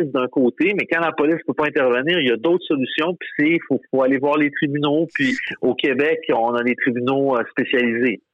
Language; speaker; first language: French; native; French